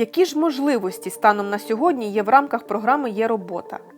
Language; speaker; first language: Ukrainian; native; Ukrainian